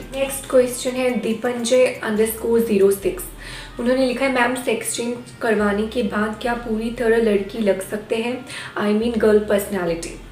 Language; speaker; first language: Hindi; non-native, local second language; Bangla